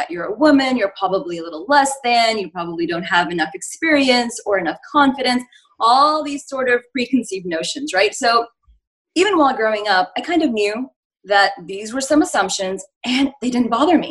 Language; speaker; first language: English; native; English